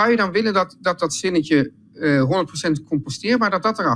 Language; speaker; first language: Dutch; native; Dutch